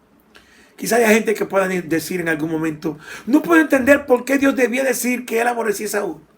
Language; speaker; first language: Spanish; native; Spanish